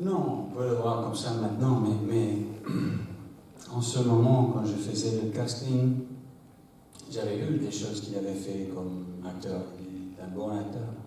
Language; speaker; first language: French; non-native, fluent; English